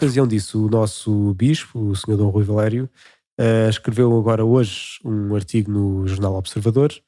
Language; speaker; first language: Portuguese; native; Portuguese